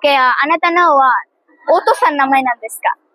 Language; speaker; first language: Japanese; non-native, learner; Bangla